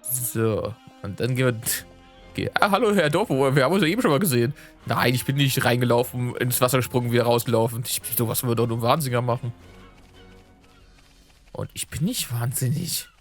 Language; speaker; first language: German; native; German